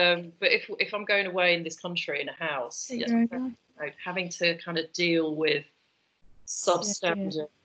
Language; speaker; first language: English; native; English